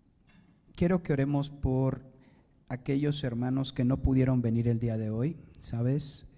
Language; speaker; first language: Spanish; native; Spanish